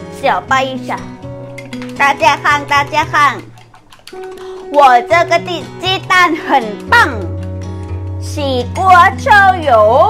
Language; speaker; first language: Chinese; non-native, learner; Thai